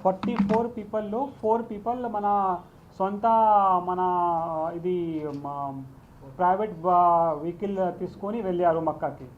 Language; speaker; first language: Telugu; non-native, local second language; Hindi